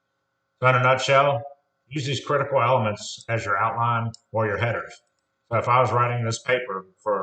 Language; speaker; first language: English; native; English